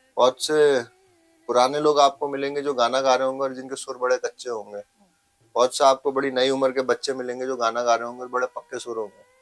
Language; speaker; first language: Hindi; native; Hindi